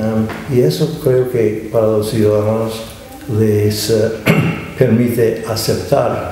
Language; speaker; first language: Spanish; non-native, fluent; English